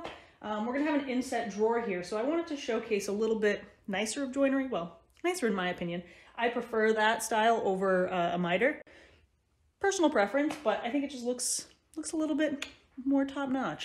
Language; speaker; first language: English; native; English